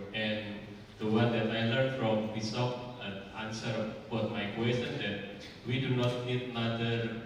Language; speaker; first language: English; non-native, fluent; Indonesian